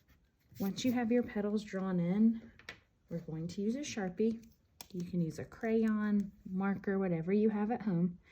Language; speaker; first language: English; native; English